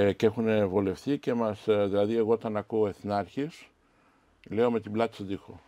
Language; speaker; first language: Greek; non-native, fluent; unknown